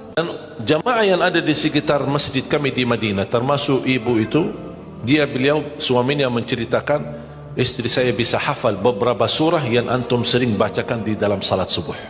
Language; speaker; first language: Malay; non-native, fluent; Arabic